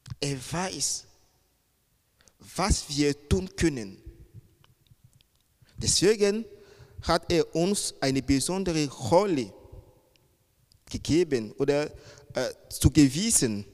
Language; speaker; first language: German; non-native, fluent; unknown